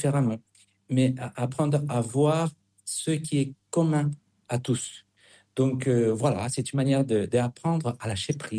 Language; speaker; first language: French; non-native, fluent; Spanish